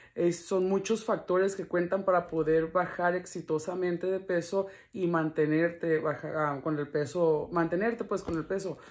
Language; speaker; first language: Spanish; early bilingual, heritage; Spanish